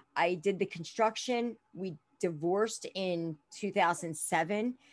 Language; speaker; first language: English; native; English